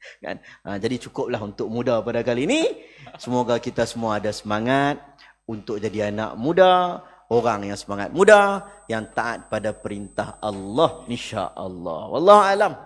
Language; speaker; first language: Malay; native; Malay